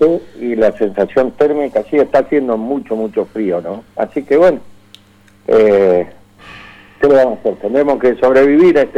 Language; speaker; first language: Spanish; native; Spanish